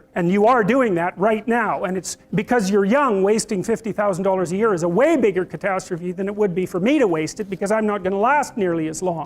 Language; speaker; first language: English; native; English